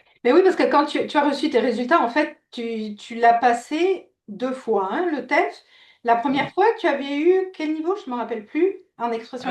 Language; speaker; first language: French; native; French